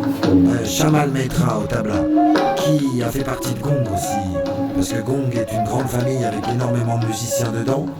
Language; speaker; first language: French; native; French